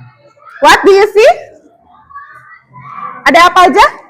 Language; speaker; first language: English; non-native, learner; Indonesian